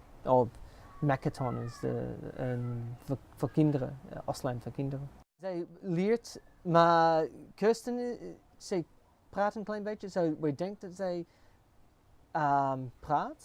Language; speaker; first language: Dutch; early bilingual, heritage; English